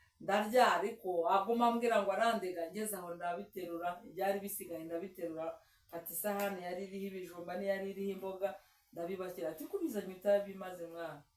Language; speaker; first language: Kinyarwanda; native; Kinyarwanda